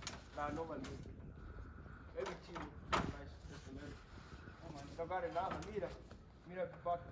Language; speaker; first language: Spanish; non-native, learner; English